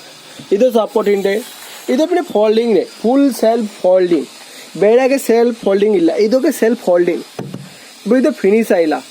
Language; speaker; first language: Malayalam; non-native, learner; Hindi